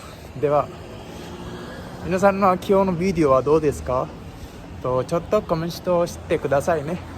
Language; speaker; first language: Japanese; non-native, learner; Sinhala